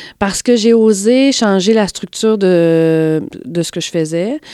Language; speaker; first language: French; native; French